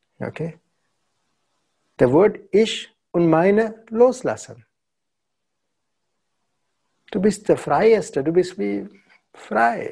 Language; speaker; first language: German; non-native, learner; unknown